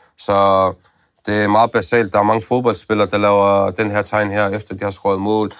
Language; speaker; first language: Danish; early bilingual, other home language; Arabic